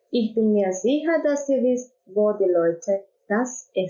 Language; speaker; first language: German; non-native, fluent; Croatian